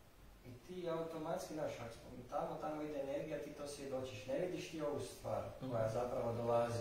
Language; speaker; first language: Croatian; native; Croatian